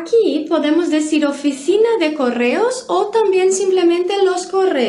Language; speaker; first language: Spanish; non-native, fluent; Portuguese